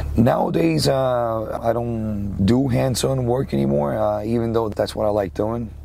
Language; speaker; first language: English; non-native, fluent; Spanish